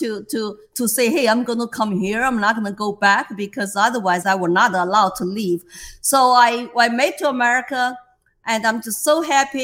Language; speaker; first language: English; non-native, fluent; Chinese